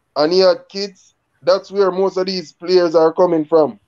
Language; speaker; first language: English; native; English